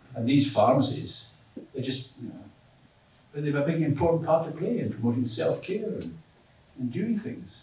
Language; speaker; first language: English; native; English